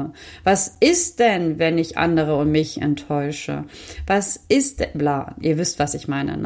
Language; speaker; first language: German; native; German